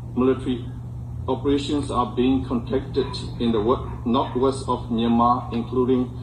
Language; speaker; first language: English; non-native, fluent; Burmese